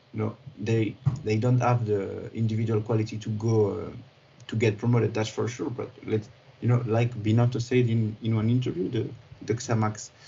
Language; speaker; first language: English; non-native, fluent; French